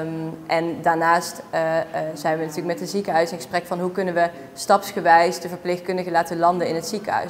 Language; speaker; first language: Dutch; native; Dutch